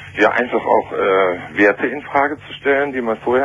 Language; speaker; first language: German; native; German